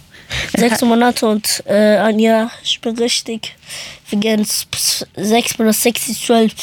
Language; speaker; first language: German; early bilingual, other home language; Persian